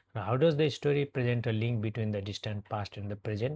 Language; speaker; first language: English; non-native, local second language; Nepali